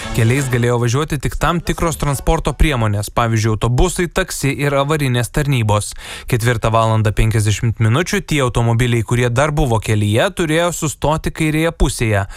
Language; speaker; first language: Lithuanian; native; Lithuanian